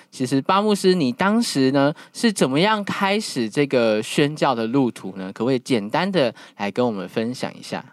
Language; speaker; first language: Chinese; native; Chinese